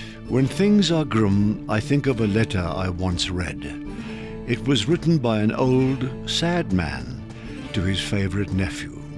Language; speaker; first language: English; non-native, local second language; Afrikaans